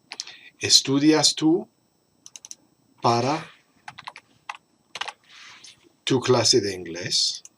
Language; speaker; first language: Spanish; non-native, fluent; English